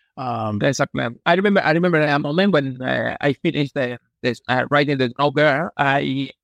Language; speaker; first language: English; non-native, fluent; Spanish